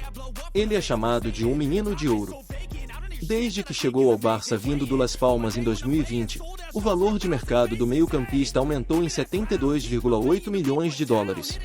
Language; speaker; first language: Portuguese; native; Portuguese